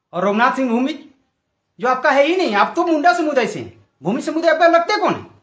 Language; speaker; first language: Hindi; non-native, local second language; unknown